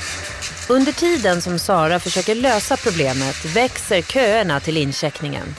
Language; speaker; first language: Swedish; native; Swedish